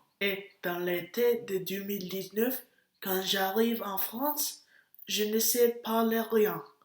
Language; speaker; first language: French; non-native, learner; English